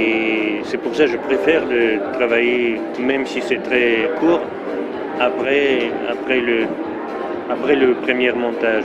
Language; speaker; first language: French; non-native, fluent; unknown